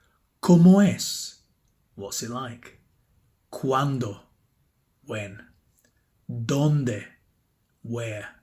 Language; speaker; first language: Spanish; non-native, fluent; English